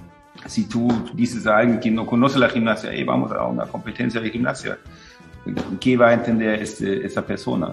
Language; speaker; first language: Spanish; non-native, fluent; German